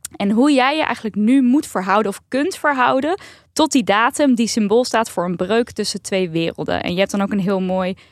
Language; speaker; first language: Dutch; native; Dutch